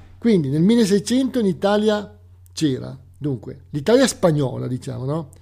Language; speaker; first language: Italian; native; Italian